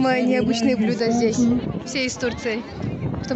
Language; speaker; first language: Russian; non-native, local second language; Kyrgyz